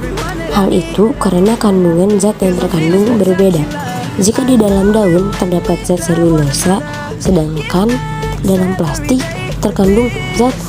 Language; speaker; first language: Indonesian; native; Indonesian